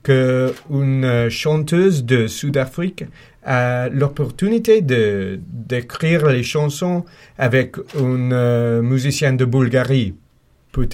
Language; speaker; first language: French; non-native, fluent; English